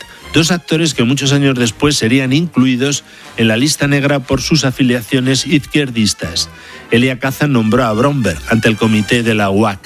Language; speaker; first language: Spanish; native; Spanish